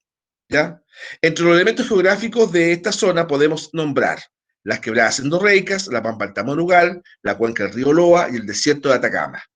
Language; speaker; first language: Spanish; native; Spanish